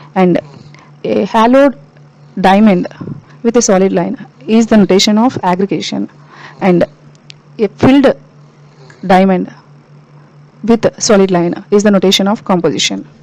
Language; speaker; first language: English; non-native, local second language; Telugu